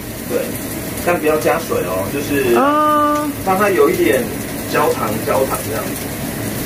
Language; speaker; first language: Chinese; native; Chinese